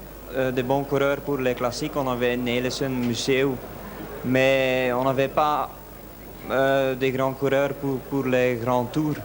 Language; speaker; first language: French; non-native, local second language; Dutch